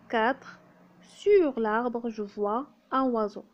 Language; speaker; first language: French; non-native, local second language; Arabic